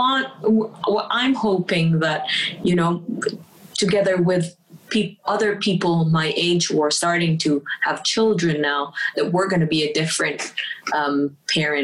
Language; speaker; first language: English; non-native, local second language; Filipino